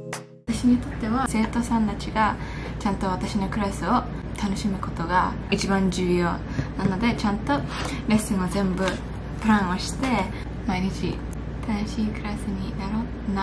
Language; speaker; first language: Japanese; early bilingual, heritage; English